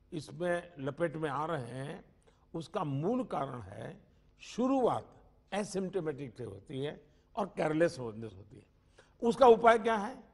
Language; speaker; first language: Hindi; non-native, local second language; Gujarati